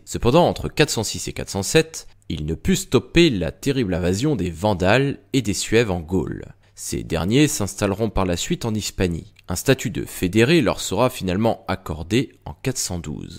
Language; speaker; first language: French; native; French